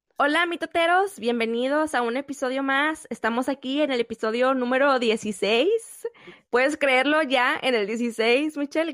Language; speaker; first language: Spanish; native; Spanish